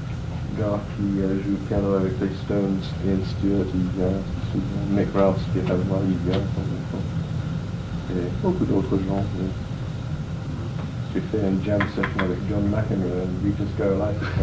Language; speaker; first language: French; non-native, fluent; English